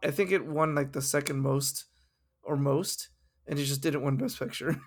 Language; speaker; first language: English; early bilingual, other home language; Spanish